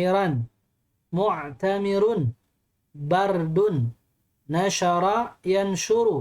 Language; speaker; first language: Arabic; non-native, fluent; Indonesian